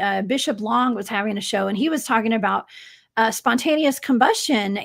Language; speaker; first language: English; native; English